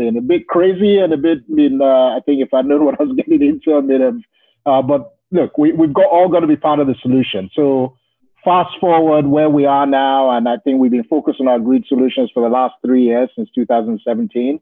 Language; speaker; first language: English; non-native, local second language; Yoruba